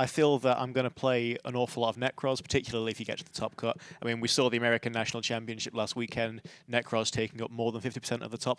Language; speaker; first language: English; native; English